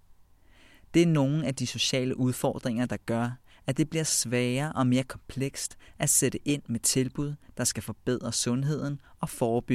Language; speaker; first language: Danish; native; Danish